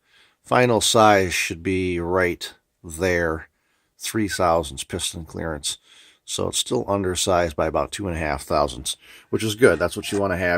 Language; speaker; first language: English; native; English